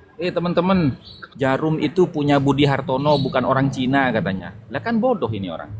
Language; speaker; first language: Indonesian; non-native, local second language; Madurese